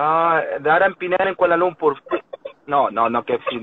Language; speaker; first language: English; non-native, learner; Spanish